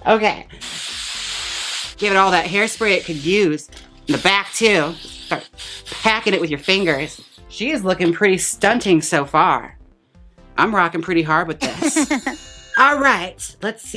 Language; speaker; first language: English; native; English